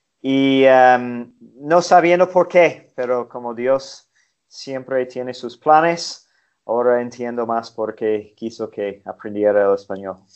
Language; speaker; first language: Spanish; non-native, fluent; English